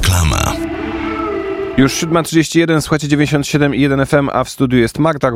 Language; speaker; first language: Polish; native; Polish